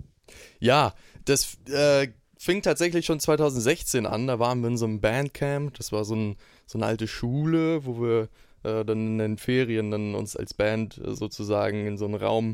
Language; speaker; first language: German; native; German